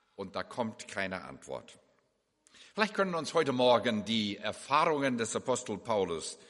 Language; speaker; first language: German; early bilingual, heritage; English